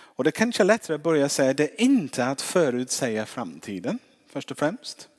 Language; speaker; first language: Swedish; non-native, fluent; English